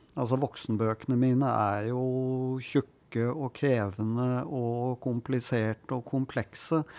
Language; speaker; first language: Norwegian; native; Norwegian